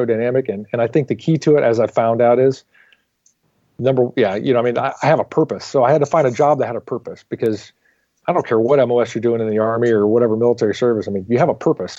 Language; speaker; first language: English; native; English